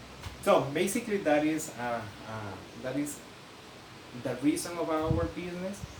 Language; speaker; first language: English; non-native, fluent; Spanish